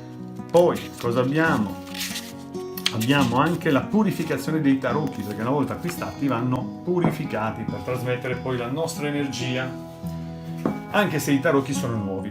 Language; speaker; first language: Italian; native; Italian